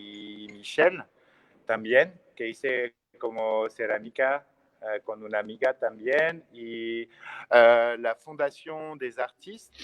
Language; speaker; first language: Spanish; non-native, learner; French